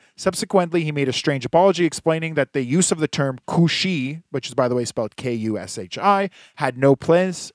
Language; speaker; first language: English; early bilingual, other home language; Hebrew